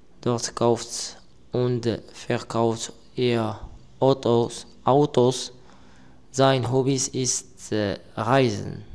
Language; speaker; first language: German; non-native, learner; Arabic